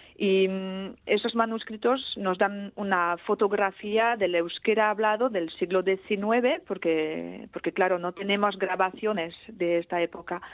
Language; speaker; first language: Spanish; non-native, fluent; Basque